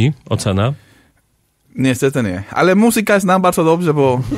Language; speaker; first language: Polish; non-native, learner; Spanish